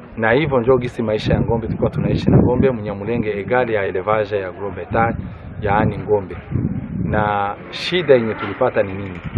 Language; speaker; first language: Swahili; non-native, local second language; Kinyarwanda